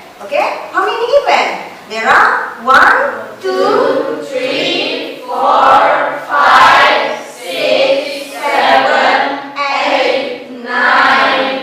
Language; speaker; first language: English; non-native, fluent; Indonesian